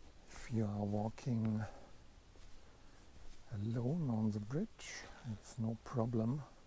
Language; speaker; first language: English; non-native, fluent; German